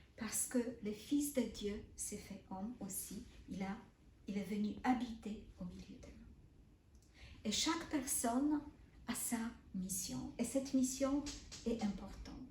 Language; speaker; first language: French; non-native, fluent; Polish